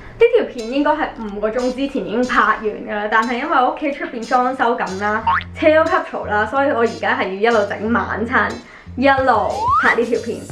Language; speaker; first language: Cantonese; early bilingual, other home language; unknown